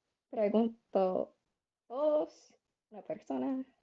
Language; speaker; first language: Spanish; non-native, learner; English